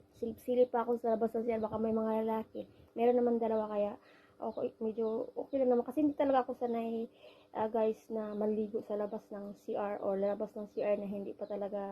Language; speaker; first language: Filipino; native; Filipino